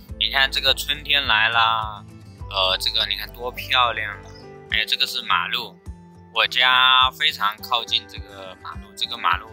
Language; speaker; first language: Chinese; native; Chinese